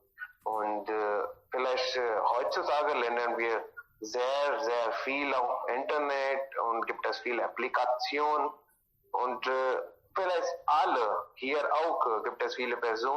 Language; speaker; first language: German; non-native, learner; Hindi